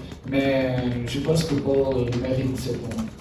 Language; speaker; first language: French; non-native, learner; Portuguese